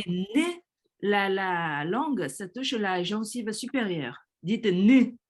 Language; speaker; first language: French; early bilingual, other home language; Korean